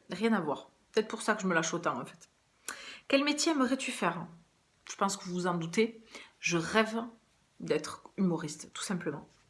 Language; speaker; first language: French; early bilingual, other home language; Portuguese